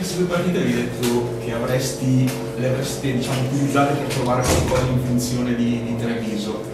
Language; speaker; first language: Italian; native; Italian